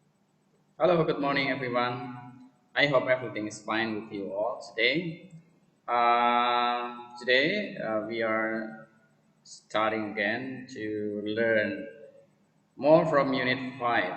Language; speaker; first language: English; non-native, fluent; Indonesian